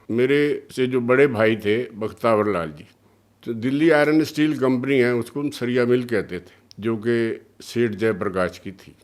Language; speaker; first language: Hindi; early bilingual, other home language; Punjabi